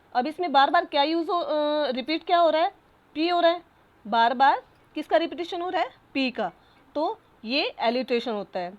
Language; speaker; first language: Hindi; native; Hindi